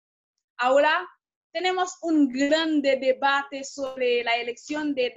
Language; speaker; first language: Spanish; non-native, fluent; Haitian Creole